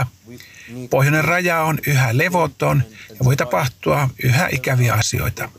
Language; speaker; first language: Finnish; native; Finnish